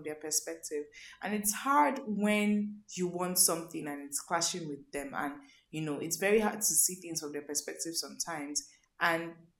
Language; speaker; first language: English; non-native, local second language; Igbo